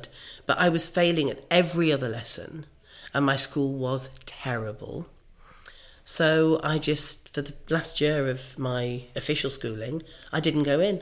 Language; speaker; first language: English; native; English